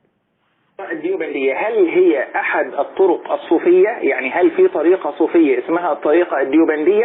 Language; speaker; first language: Arabic; native; Arabic